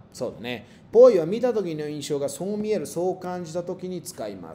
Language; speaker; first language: Japanese; non-native, fluent; Spanish